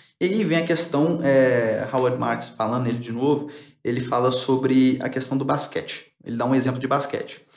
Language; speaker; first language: Portuguese; early bilingual, other home language; Spanish